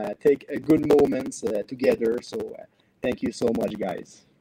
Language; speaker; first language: English; non-native, learner; French